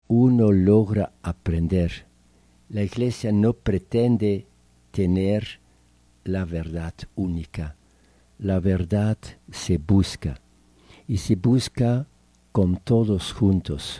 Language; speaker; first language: Spanish; non-native, fluent; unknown